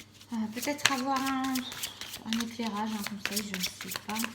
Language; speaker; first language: French; native; French